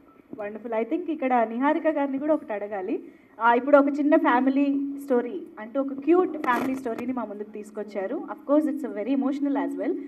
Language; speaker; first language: Telugu; native; Telugu